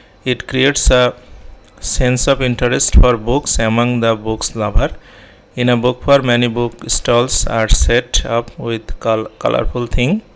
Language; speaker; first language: English; non-native, local second language; Bangla